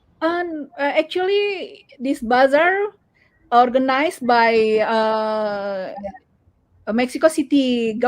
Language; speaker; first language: English; non-native, learner; Indonesian